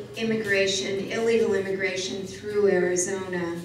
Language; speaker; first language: English; native; English